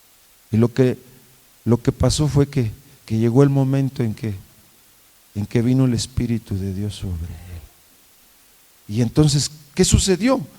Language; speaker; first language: Spanish; native; Spanish